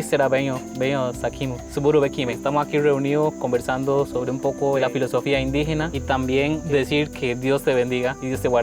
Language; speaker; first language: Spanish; non-native, local second language; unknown